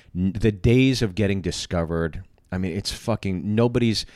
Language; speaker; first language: English; native; English